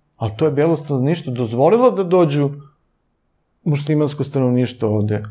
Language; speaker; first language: Serbian; native; Serbian